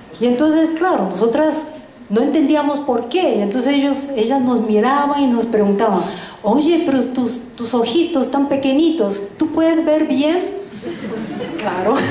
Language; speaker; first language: Spanish; early bilingual, other home language; Chinese